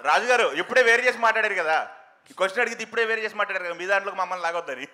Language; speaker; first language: Telugu; native; Telugu